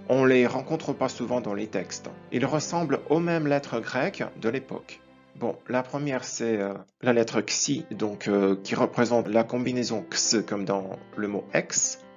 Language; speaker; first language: French; non-native, fluent; Ukrainian